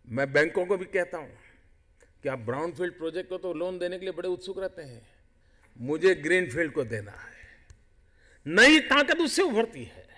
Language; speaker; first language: Hindi; non-native, local second language; Gujarati